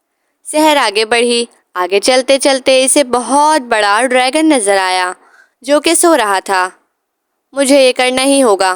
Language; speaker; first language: Urdu; native; Urdu